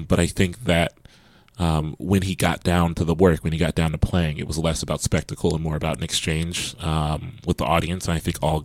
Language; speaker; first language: English; native; English